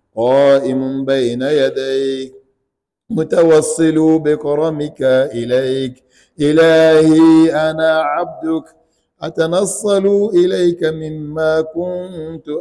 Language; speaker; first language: Arabic; non-native, fluent; Ganda